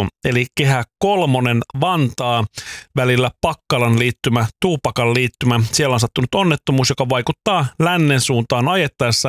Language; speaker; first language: Finnish; native; Finnish